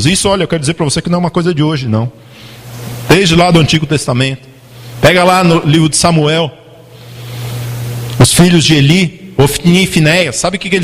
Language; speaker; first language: Portuguese; native; Portuguese